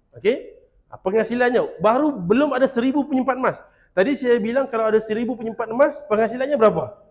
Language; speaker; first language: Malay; native; Malay